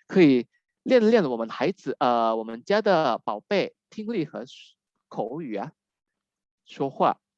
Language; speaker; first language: Chinese; non-native, fluent; Indonesian